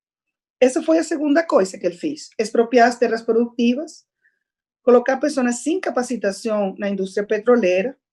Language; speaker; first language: Portuguese; non-native, fluent; Spanish